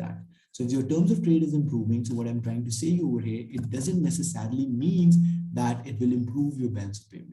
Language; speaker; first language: English; non-native, local second language; Urdu